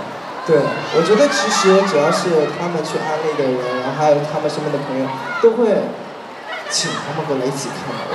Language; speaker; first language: Chinese; native; Chinese